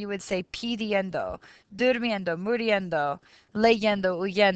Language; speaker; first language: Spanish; non-native, fluent; English